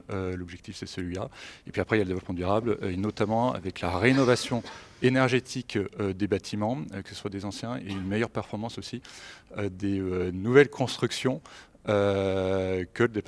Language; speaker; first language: French; native; French